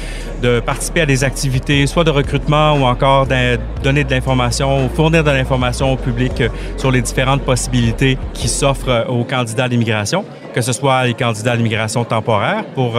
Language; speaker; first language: French; native; French